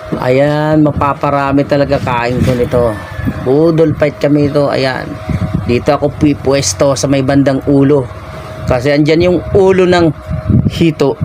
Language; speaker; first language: Filipino; non-native, local second language; Bikol